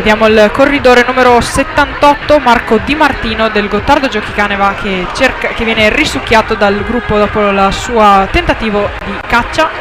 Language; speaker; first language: Italian; native; Italian